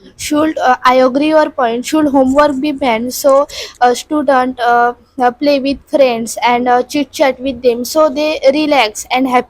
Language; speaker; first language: English; non-native, learner; Marathi